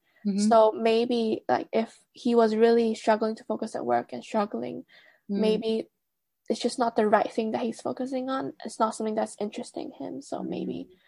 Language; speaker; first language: English; non-native, local second language; Cantonese